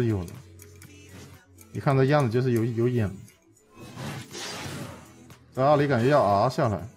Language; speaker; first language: Chinese; native; Chinese